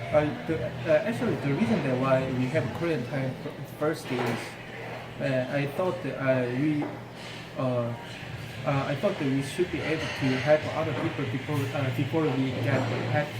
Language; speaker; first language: English; non-native, learner; Korean